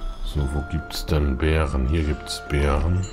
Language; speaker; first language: German; native; German